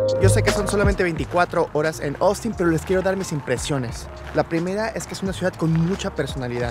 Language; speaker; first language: Spanish; native; Spanish